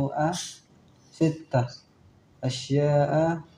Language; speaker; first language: Arabic; non-native, learner; Indonesian